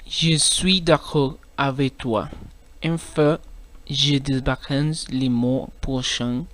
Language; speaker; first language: French; non-native, learner; Spanish